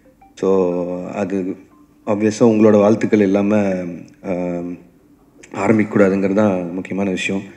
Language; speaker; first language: Tamil; native; Tamil